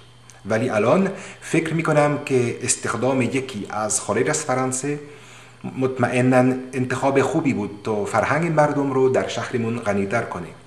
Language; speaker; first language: Persian; non-native, learner; French